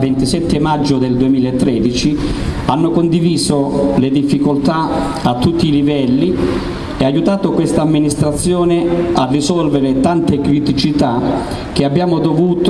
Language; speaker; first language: Italian; native; Italian